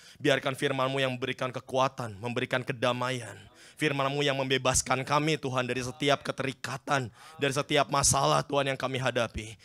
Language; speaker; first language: Indonesian; native; Indonesian